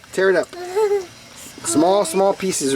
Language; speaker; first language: English; native; English